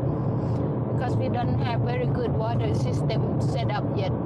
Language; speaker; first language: English; non-native, fluent; Thai